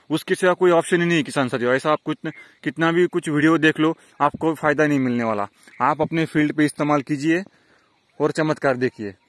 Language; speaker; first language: Hindi; non-native, local second language; Marathi